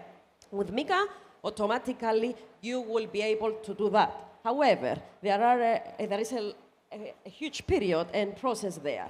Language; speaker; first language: English; non-native, fluent; Greek